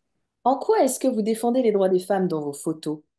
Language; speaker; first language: French; native; French